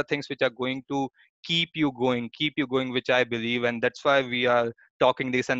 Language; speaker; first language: English; non-native, local second language; Hindi